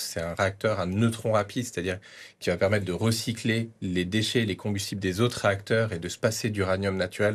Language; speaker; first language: French; native; French